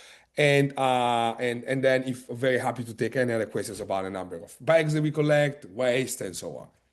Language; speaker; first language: English; non-native, fluent; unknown